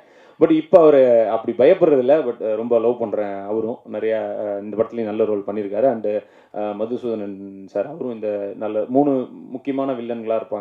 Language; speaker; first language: Tamil; native; Tamil